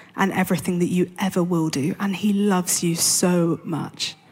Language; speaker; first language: English; native; English